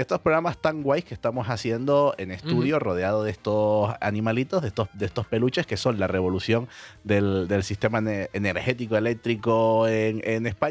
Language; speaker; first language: Spanish; native; Spanish